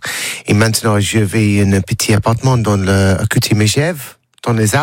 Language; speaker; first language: French; non-native, learner; English